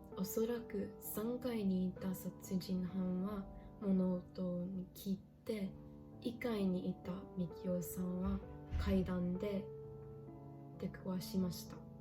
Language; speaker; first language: Japanese; non-native, learner; English